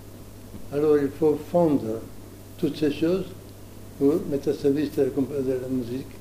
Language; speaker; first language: French; non-native, learner; Italian